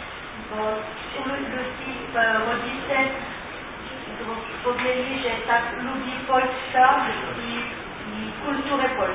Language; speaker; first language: Polish; early bilingual, heritage; French